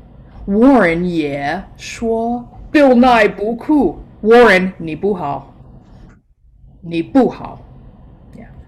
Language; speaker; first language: Chinese; non-native, fluent; English